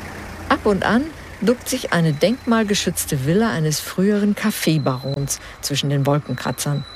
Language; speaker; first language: German; early bilingual, heritage; German